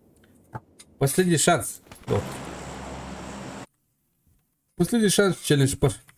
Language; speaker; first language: Russian; non-native, local second language; Yakut